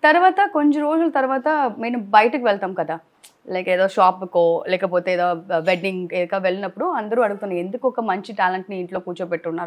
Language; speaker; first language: Telugu; non-native, learner; Tamil